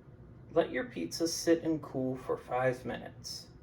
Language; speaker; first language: English; native; English